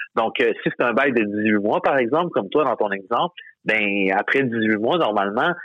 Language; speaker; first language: French; native; French